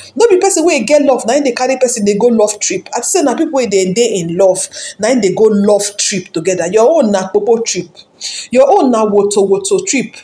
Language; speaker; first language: Nigerian Pidgin; non-native, local second language; Yoruba